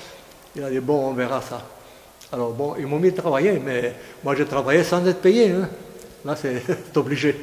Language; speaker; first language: French; non-native, fluent; Greek